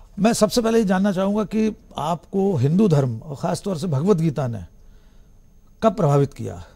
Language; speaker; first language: Hindi; native; Hindi